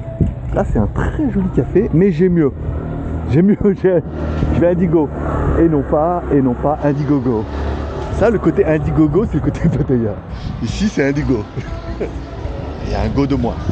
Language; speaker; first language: French; native; French